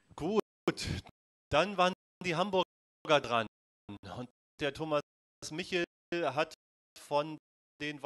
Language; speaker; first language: German; native; German